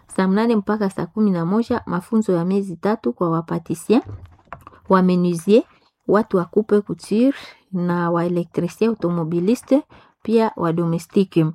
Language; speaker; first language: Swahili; non-native, local second language; Nande